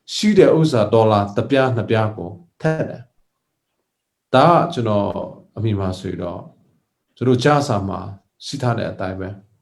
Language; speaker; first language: Burmese; non-native, local second language; Hakha Chin